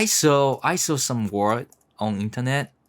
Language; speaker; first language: English; non-native, learner; Japanese